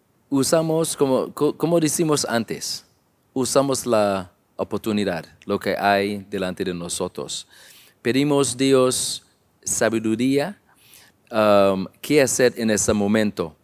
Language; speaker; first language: Spanish; non-native, learner; English